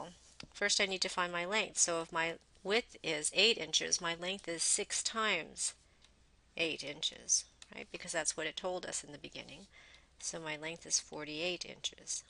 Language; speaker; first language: English; native; English